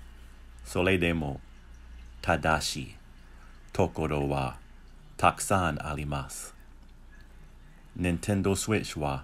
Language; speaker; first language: Japanese; non-native, learner; English